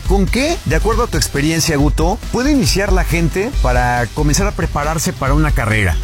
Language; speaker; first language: Spanish; native; Spanish